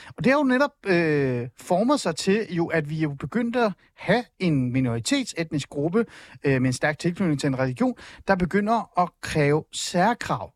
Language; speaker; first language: Danish; early bilingual, other home language; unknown